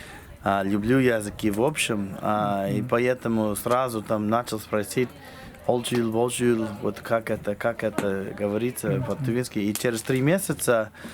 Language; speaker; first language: Russian; non-native, fluent; English